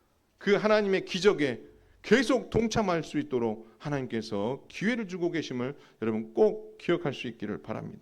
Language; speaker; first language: Korean; native; Korean